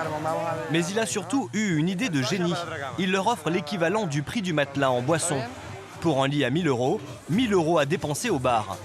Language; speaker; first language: French; native; French